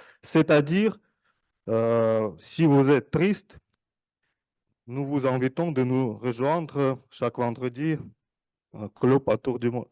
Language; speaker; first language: French; non-native, fluent; Russian